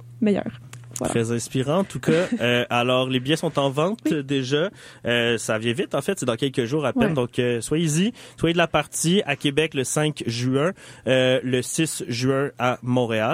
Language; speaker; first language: French; native; French